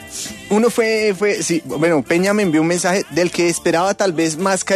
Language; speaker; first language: Spanish; native; Spanish